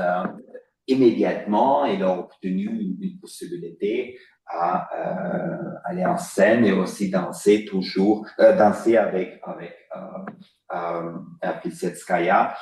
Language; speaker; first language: French; non-native, fluent; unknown